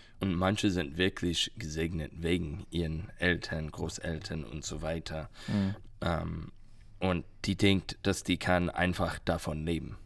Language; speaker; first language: German; non-native, learner; English